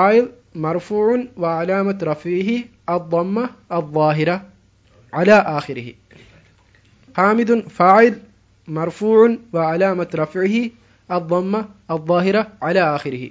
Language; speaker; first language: Arabic; non-native, fluent; Divehi